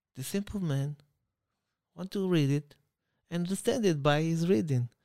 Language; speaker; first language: English; non-native, fluent; Hebrew